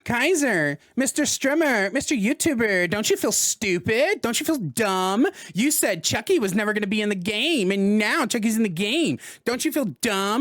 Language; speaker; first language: English; native; English